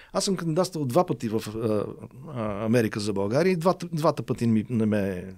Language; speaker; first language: Bulgarian; native; Bulgarian